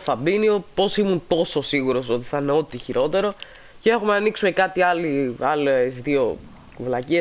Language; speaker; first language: Greek; native; Greek